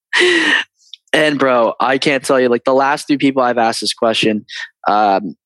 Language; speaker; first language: English; early bilingual, other home language; Filipino